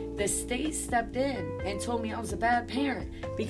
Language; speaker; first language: English; native; English